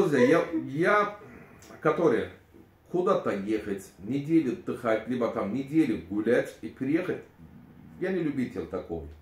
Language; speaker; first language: Russian; non-native, learner; Turkish